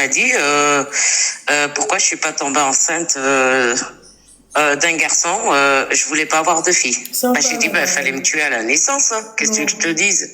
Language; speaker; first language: French; native; French